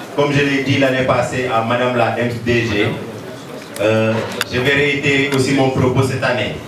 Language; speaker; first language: French; non-native, local second language; Wolof